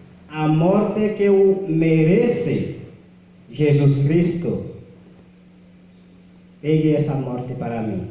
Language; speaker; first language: Portuguese; non-native, learner; Haitian Creole